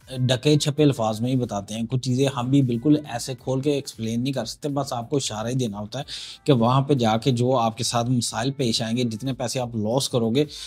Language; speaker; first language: Urdu; non-native, local second language; Punjabi